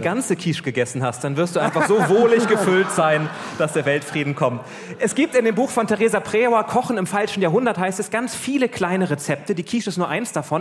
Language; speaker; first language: German; native; German